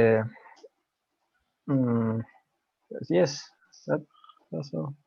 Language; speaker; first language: English; non-native, learner; Spanish